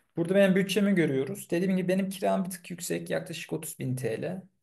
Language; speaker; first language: Turkish; early bilingual, heritage; Turkish